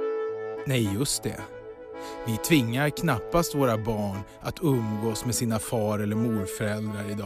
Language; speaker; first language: Swedish; native; Swedish